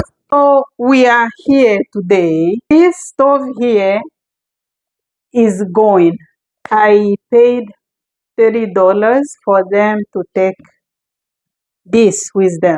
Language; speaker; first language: English; non-native, fluent; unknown